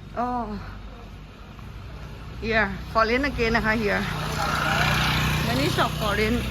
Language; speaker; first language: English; non-native, learner; Thai